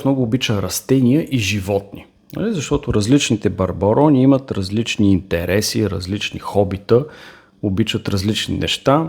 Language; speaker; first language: Bulgarian; native; Bulgarian